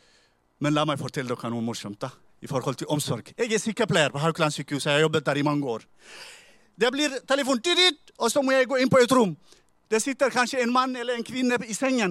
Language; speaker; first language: Norwegian; non-native, fluent; Tigrinya